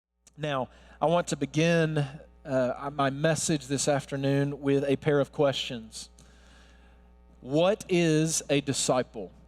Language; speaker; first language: English; native; English